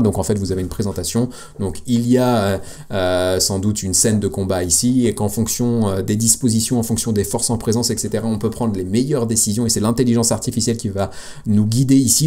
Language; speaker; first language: French; native; French